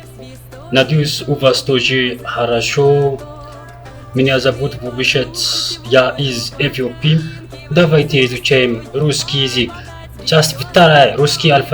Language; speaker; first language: Russian; non-native, learner; Amharic